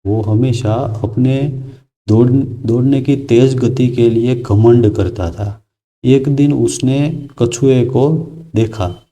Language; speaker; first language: Hindi; non-native, local second language; Gujarati